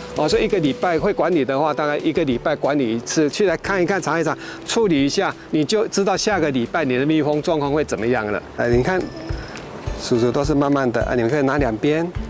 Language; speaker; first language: Chinese; native; Chinese